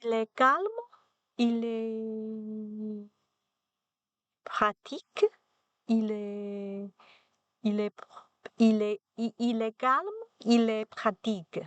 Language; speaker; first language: French; non-native, learner; Chinese